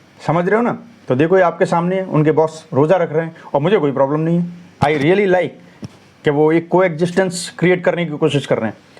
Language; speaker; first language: Hindi; native; Hindi